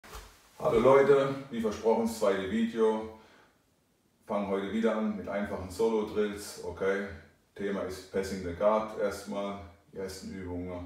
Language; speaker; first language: German; native; German